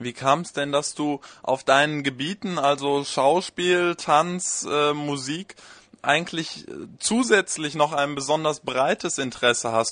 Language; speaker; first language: German; native; German